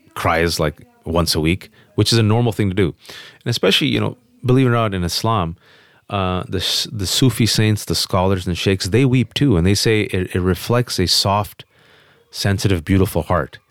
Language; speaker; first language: English; early bilingual, other home language; Urdu